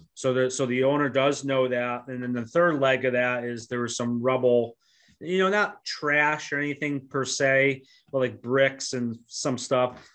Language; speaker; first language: English; native; English